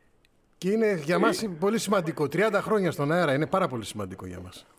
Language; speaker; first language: Greek; native; Greek